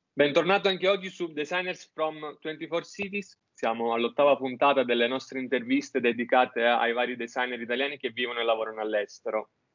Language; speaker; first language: Italian; native; Italian